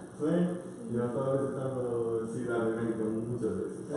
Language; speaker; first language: Spanish; non-native, fluent; English